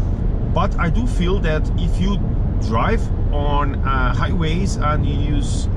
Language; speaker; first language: English; non-native, fluent; Portuguese